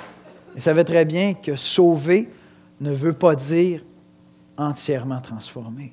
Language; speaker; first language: French; native; French